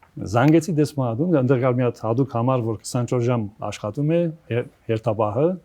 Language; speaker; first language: Armenian; early bilingual, heritage; Armenian